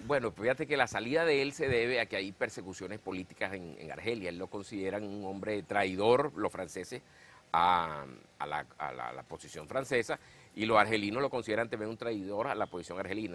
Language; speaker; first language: Spanish; native; Spanish